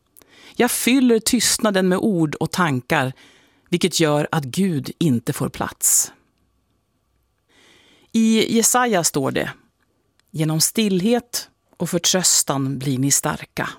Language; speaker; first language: Swedish; native; Swedish